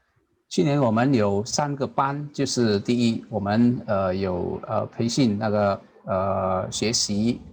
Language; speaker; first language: Chinese; non-native, learner; Indonesian